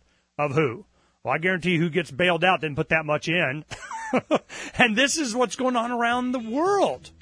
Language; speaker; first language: English; native; English